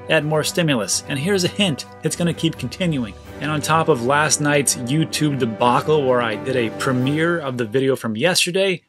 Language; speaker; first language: English; native; English